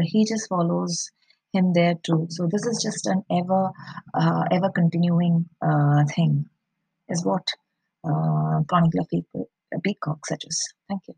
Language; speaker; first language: English; non-native, local second language; Malayalam